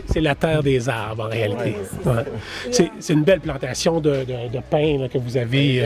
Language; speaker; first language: French; native; French